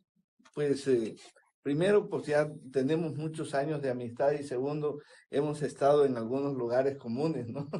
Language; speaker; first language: Spanish; native; Spanish